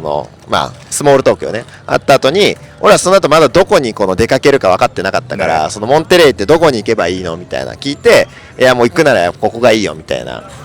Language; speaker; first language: Japanese; native; Japanese